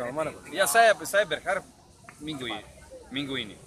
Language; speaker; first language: Indonesian; non-native, learner; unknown